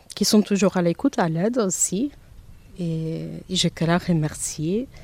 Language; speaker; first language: French; non-native, fluent; Portuguese